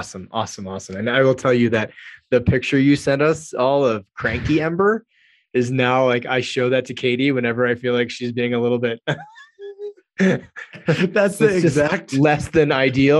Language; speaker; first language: English; native; English